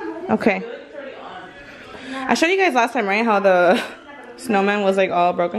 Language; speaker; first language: English; early bilingual, other home language; Spanish